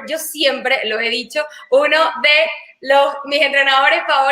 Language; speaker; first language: Spanish; native; Spanish